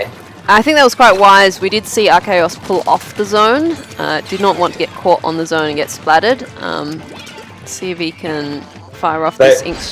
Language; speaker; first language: English; native; English